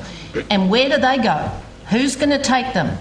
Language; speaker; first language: English; native; English